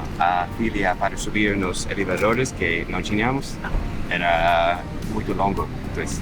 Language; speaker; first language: Portuguese; non-native, fluent; English